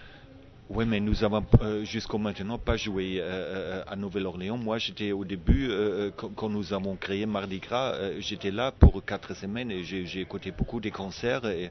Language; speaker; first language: French; non-native, fluent; German